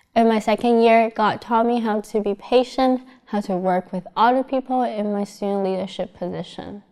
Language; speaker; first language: English; non-native, fluent; Chinese